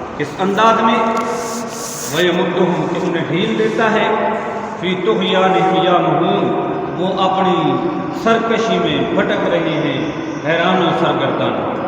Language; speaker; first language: Urdu; non-native, local second language; Punjabi